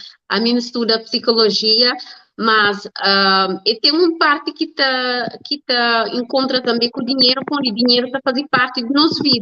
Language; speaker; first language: Portuguese; non-native, learner; Kabuverdianu